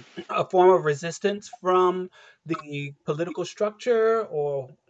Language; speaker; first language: English; native; English